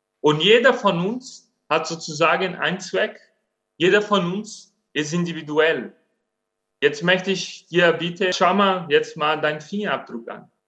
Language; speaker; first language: German; non-native, fluent; Portuguese